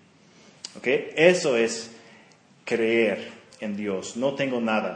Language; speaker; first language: Spanish; non-native, fluent; English